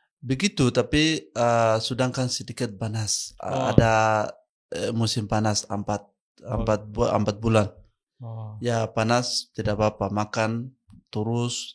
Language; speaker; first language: Indonesian; non-native, learner; Arabic